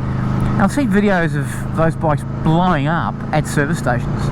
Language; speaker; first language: English; native; English